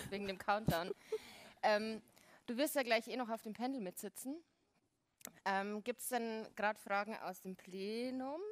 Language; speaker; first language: German; native; German